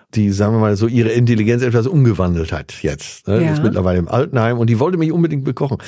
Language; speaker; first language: German; native; German